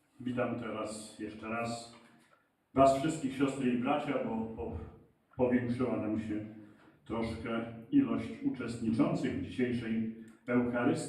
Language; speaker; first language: Polish; native; Polish